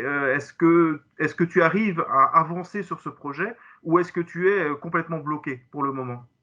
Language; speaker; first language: French; native; French